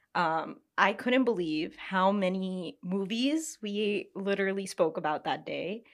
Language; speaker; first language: English; early bilingual, other home language; Hindi